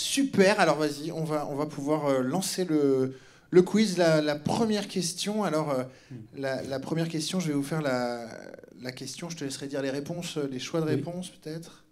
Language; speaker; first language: French; native; French